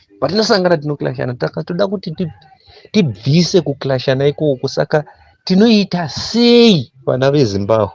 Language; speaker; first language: Shona; non-native, local second language; North Ndebele